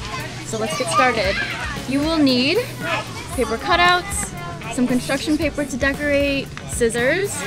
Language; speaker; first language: English; native; English